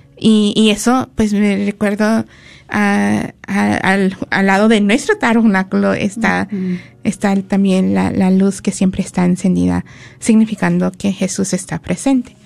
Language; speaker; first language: Spanish; early bilingual, heritage; Spanish